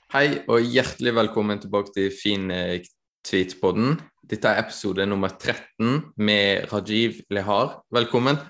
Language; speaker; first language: Norwegian; native; Norwegian